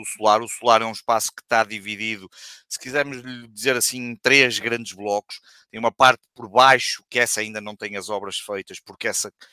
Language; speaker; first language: Portuguese; native; Portuguese